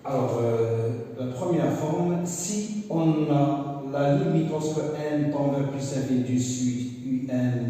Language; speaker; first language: French; non-native, local second language; Arabic